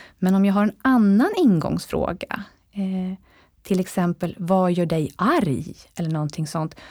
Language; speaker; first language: Swedish; native; Swedish